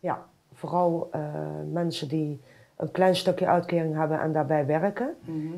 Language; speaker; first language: Dutch; native; Dutch